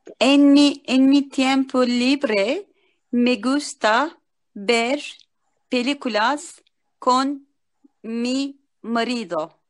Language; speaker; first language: Spanish; non-native, learner; Turkish